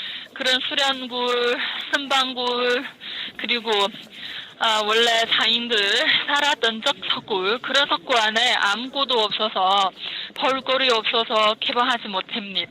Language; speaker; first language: Korean; non-native, fluent; Chinese